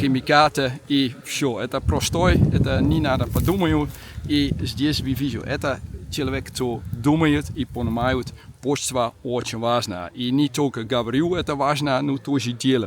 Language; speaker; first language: Russian; non-native, learner; Dutch